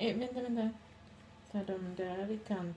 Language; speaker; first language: Swedish; non-native, learner; Filipino